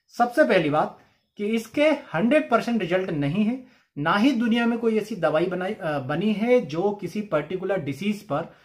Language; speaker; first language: Hindi; native; Hindi